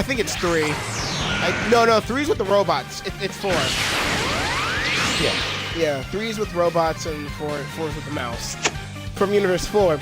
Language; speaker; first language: English; native; English